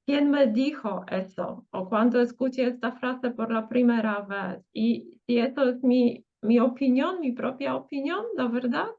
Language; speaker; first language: Spanish; non-native, fluent; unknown